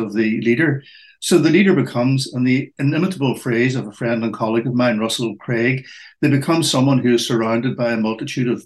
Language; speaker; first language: English; native; English